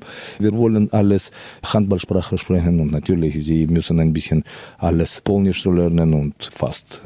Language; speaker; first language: German; non-native, fluent; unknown